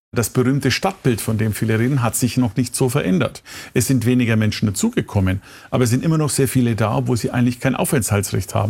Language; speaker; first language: German; native; German